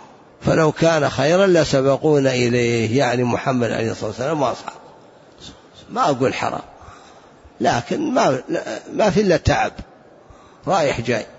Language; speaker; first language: Arabic; native; Arabic